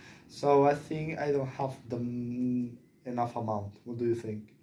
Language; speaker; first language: English; non-native, learner; Spanish